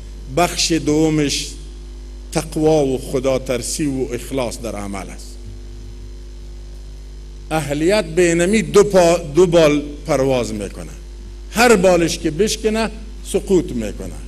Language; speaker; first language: Persian; non-native, local second language; Pashto